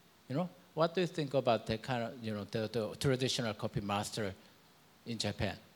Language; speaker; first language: English; non-native, fluent; Korean